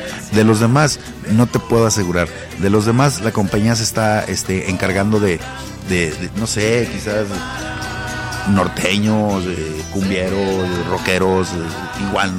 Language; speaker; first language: Spanish; native; Spanish